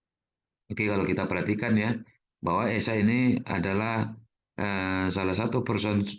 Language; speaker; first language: Indonesian; native; Indonesian